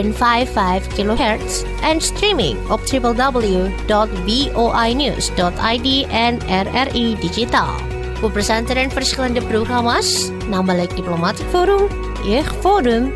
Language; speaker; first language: Dutch; non-native, fluent; Indonesian